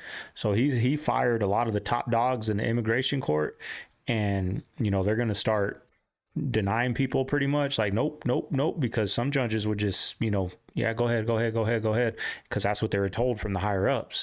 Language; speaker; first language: English; native; English